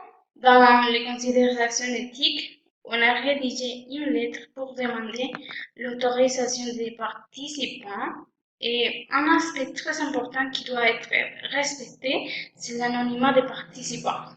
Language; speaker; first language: French; non-native, fluent; Spanish